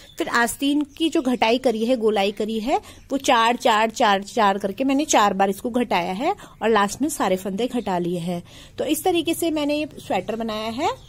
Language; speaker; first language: Hindi; native; Hindi